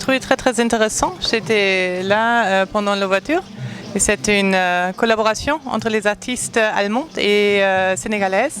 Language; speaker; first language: French; non-native, fluent; German